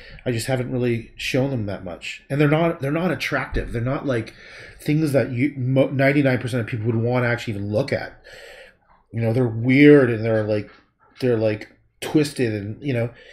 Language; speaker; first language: English; native; English